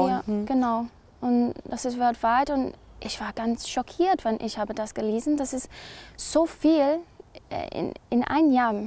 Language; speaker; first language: German; non-native, learner; English